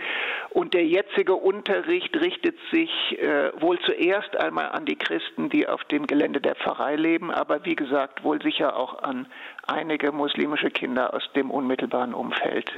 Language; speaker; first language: German; native; German